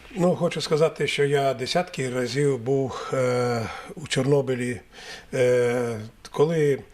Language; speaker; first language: Ukrainian; native; Ukrainian